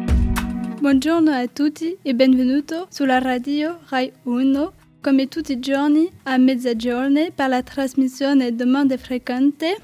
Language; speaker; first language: Italian; non-native, learner; French